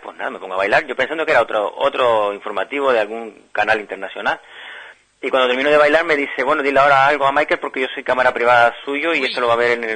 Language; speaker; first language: Spanish; native; Spanish